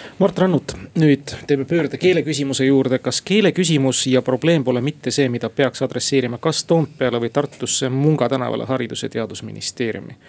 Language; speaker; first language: Estonian; native; Estonian